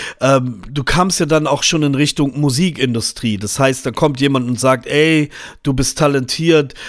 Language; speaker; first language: German; native; German